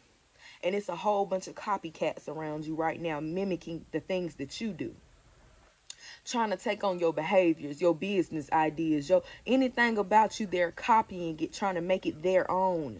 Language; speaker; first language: English; native; English